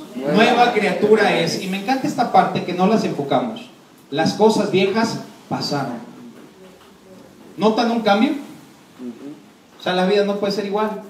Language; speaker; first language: Spanish; native; Spanish